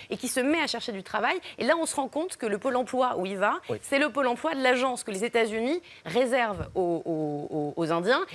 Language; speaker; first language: French; native; French